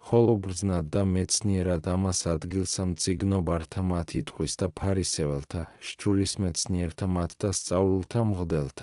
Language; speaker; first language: Georgian; native; Georgian